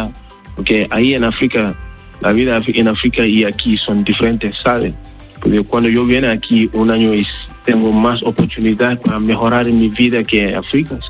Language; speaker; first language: Spanish; non-native, learner; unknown